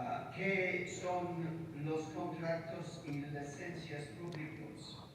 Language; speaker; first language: Spanish; non-native, learner; English